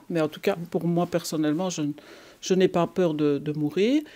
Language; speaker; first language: French; native; French